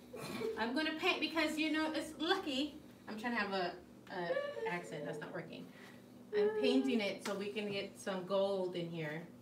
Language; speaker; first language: English; native; English